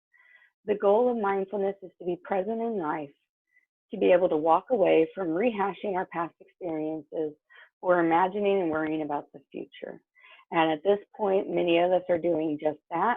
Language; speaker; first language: English; native; English